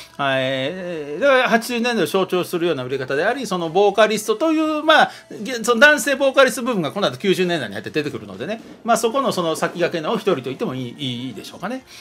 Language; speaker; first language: Japanese; native; Japanese